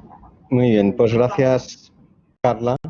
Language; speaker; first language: Spanish; native; Spanish